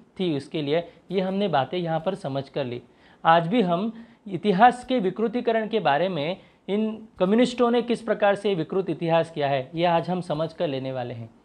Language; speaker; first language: Hindi; non-native, local second language; Marathi